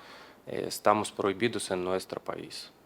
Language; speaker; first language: Spanish; non-native, learner; Russian